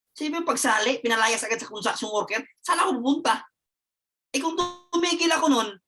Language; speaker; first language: Filipino; non-native, local second language; Cebuano